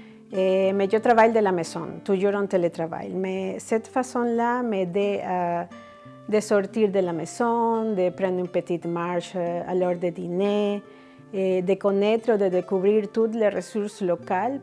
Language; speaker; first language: French; non-native, fluent; Spanish